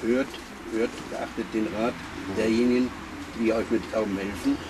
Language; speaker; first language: German; native; German